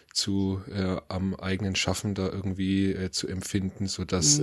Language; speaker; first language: German; native; German